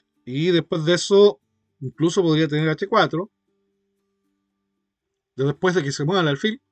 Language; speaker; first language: Spanish; native; Spanish